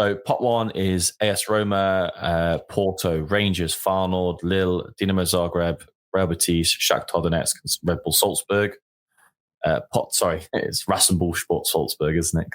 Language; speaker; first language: English; native; English